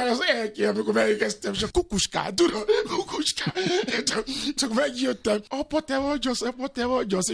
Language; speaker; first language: Hungarian; non-native, learner; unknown